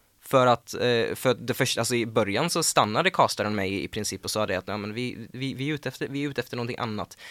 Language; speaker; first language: Swedish; native; Swedish